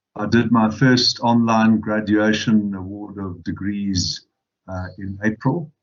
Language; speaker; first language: English; non-native, local second language; Afrikaans